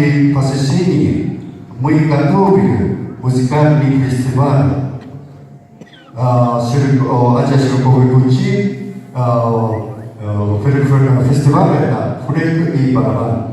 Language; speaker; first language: Russian; non-native, learner; Japanese